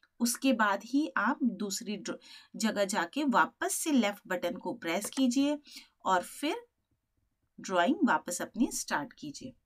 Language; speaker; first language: Hindi; native; Hindi